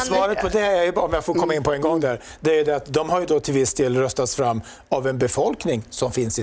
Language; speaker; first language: Swedish; native; Swedish